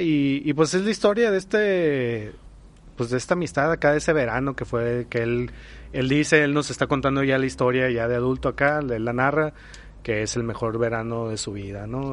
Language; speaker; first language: Spanish; native; Spanish